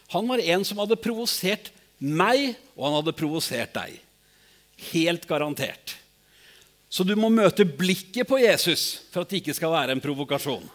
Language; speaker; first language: Norwegian; native; Norwegian